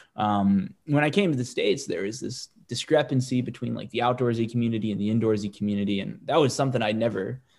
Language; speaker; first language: English; native; English